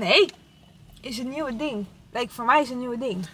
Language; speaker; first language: Dutch; non-native, learner; Italian